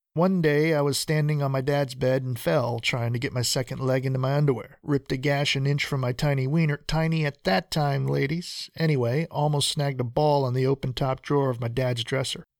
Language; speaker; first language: English; early bilingual, other home language; Spanish